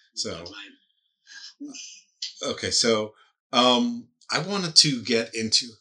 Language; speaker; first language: English; native; English